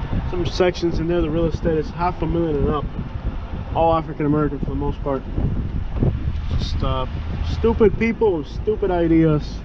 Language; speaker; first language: English; native; English